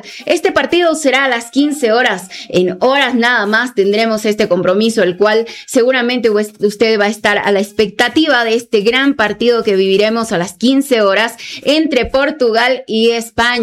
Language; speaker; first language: Spanish; native; Spanish